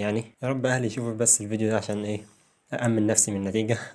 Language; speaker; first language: Arabic; native; Arabic